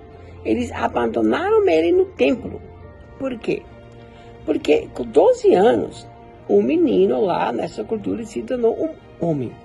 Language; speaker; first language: Portuguese; non-native, fluent; German